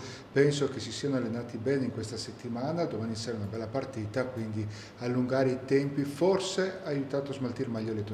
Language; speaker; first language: Italian; native; Italian